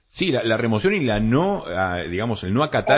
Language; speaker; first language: Spanish; native; Spanish